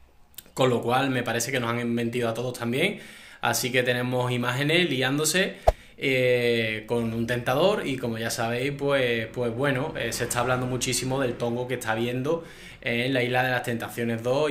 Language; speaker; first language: Spanish; native; Spanish